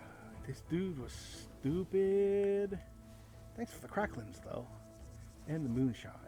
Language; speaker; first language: English; native; English